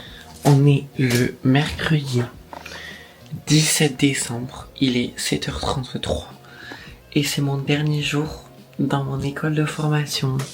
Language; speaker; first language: French; native; French